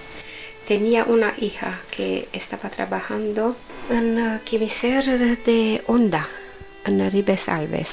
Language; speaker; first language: Spanish; non-native, learner; Romanian